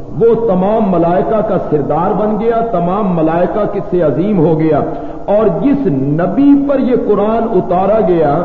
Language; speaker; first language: Urdu; non-native, local second language; Punjabi